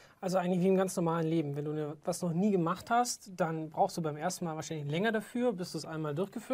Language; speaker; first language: German; native; German